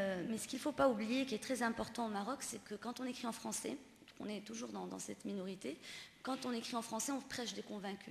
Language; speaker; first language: French; non-native, local second language; Arabic